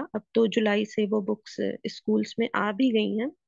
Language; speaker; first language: Hindi; native; Hindi